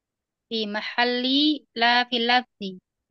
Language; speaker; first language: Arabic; non-native, learner; Indonesian